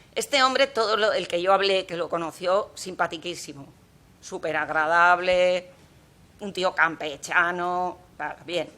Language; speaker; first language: Spanish; non-native, local second language; Catalan